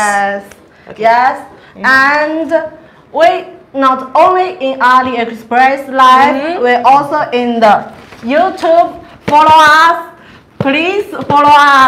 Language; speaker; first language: English; non-native, learner; Chinese